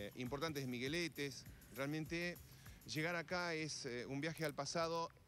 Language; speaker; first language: Spanish; native; Spanish